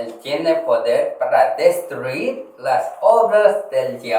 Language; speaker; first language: Spanish; non-native, learner; Korean